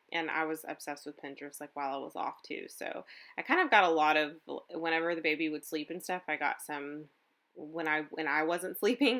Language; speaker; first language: English; native; English